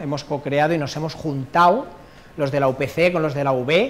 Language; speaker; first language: Spanish; non-native, local second language; Catalan